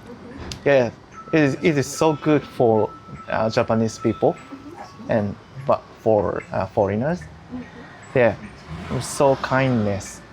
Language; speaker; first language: English; non-native, learner; Japanese